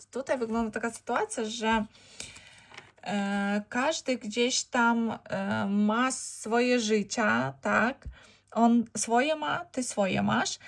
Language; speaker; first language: Polish; non-native, learner; Ukrainian